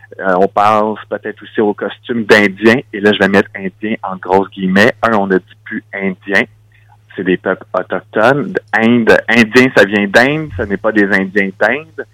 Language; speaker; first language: French; native; French